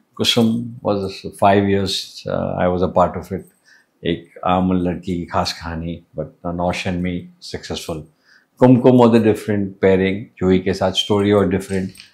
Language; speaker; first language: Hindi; non-native, local second language; English